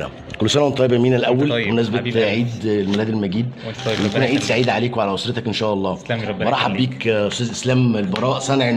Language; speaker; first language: Arabic; native; Arabic